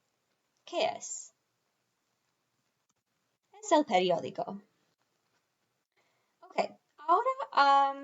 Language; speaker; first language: Spanish; non-native, fluent; English